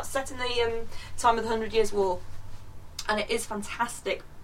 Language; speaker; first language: English; native; English